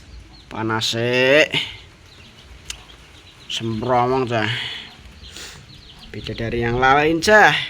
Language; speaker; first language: Indonesian; non-native, local second language; Javanese